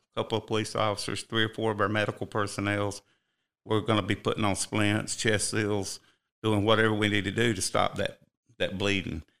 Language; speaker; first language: English; native; English